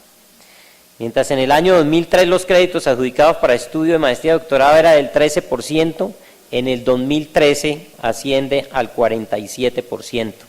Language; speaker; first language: Spanish; native; Spanish